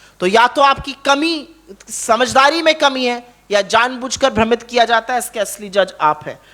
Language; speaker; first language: Hindi; native; Hindi